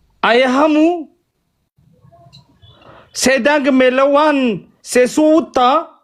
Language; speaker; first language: Indonesian; non-native, learner; Oromo